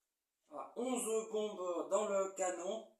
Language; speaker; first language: French; native; French